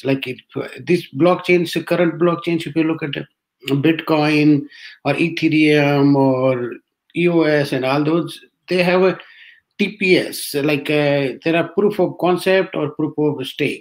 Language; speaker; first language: English; non-native, local second language; Hindi